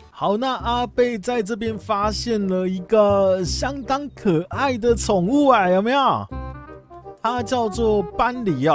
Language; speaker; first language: Chinese; native; Chinese